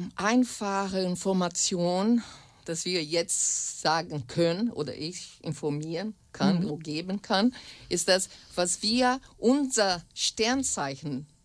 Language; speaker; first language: German; non-native, learner; Portuguese